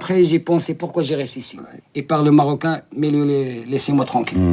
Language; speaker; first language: French; non-native, learner; Arabic